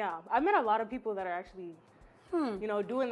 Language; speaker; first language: English; native; English